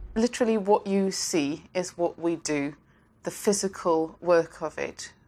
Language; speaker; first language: English; non-native, fluent; Norwegian